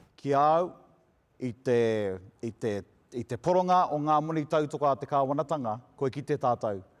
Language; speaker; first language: Māori; non-native, local second language; English